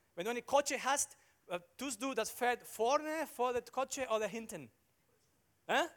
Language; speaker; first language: German; non-native, learner; Spanish